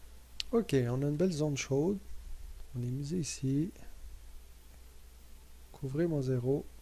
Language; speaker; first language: French; native; French